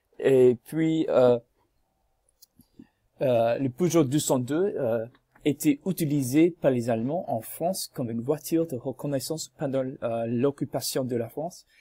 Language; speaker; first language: French; non-native, learner; English